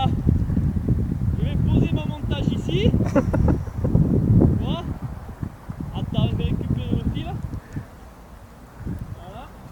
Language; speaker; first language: French; native; French